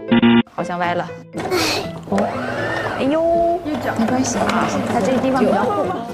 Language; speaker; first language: Chinese; native; Chinese